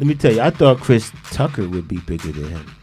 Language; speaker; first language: English; native; English